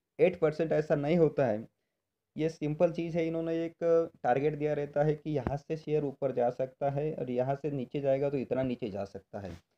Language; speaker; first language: Hindi; non-native, local second language; Marathi